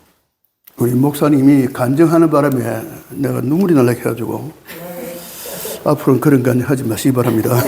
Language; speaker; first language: Korean; native; Korean